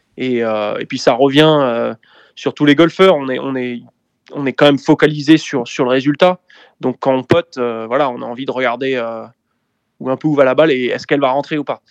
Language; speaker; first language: French; native; French